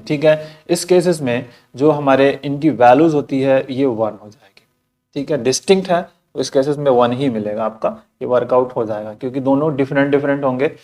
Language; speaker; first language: Hindi; native; Hindi